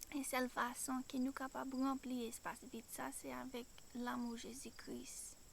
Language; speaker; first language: Haitian Creole; non-native, fluent; English